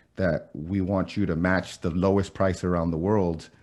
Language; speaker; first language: English; early bilingual, other home language; Spanish